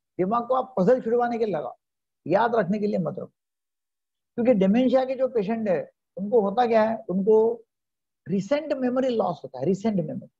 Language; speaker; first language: Hindi; non-native, local second language; Marathi